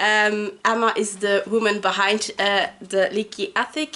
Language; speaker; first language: English; non-native, fluent; Dutch